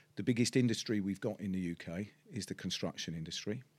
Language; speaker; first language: English; native; English